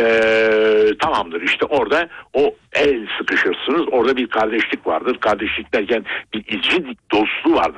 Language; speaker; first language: Turkish; native; Turkish